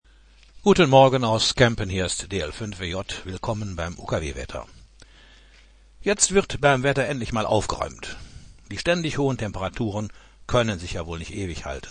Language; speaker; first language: German; native; German